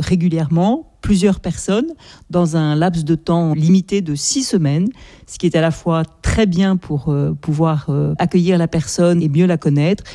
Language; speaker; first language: French; native; French